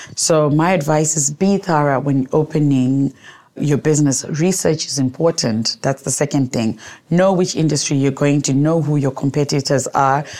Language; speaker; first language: English; non-native, local second language; Shona